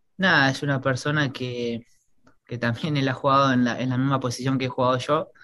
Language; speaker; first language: Spanish; native; Spanish